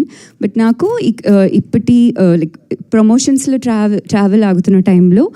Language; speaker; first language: Telugu; non-native, learner; Tamil